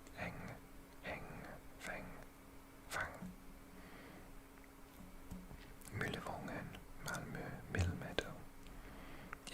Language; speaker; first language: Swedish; non-native, learner; English